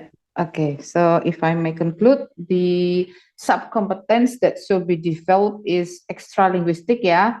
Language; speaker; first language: English; non-native, fluent; Indonesian